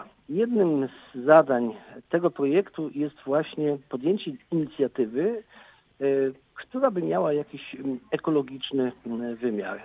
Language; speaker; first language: Polish; native; Polish